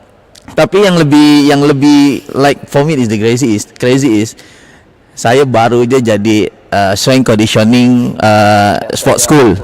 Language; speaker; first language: English; non-native, learner; Indonesian